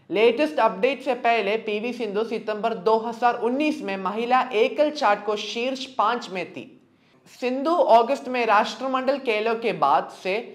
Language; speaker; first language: Hindi; non-native, local second language; Malayalam